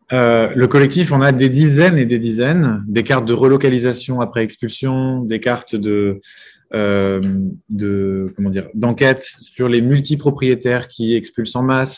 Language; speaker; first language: French; native; French